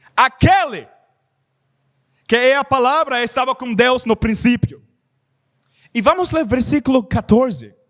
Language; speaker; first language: Portuguese; non-native, learner; English